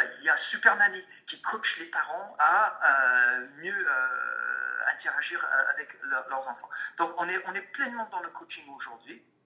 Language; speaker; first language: French; non-native, fluent; English